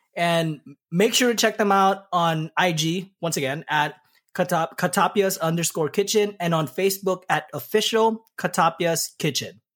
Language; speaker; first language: English; early bilingual, other home language; Pampanga